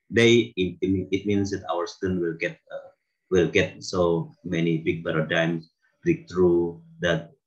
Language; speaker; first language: English; non-native, fluent; Indonesian